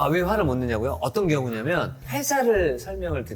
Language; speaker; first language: Korean; native; Korean